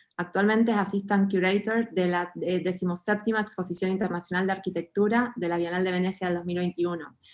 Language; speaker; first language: Spanish; native; Spanish